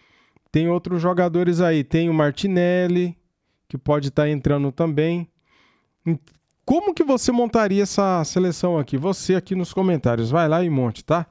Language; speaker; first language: Portuguese; native; Portuguese